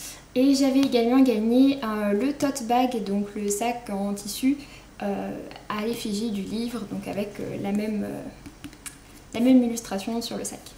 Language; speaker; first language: French; native; French